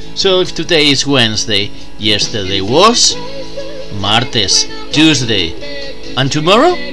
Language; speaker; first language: English; non-native, fluent; Spanish